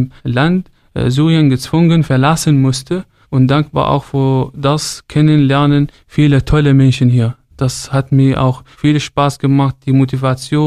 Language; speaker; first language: German; non-native, fluent; Arabic